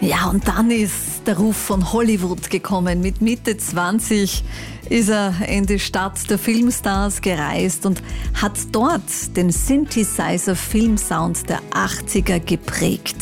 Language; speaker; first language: German; native; German